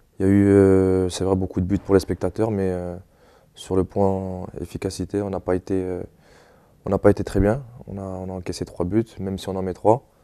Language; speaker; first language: French; native; French